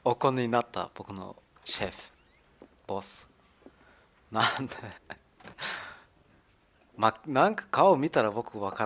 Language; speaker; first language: Japanese; non-native, learner; German